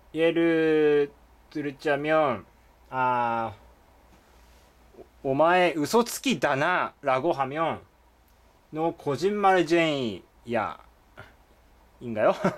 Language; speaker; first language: Korean; non-native, fluent; Japanese